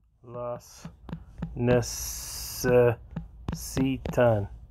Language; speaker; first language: Spanish; non-native, learner; English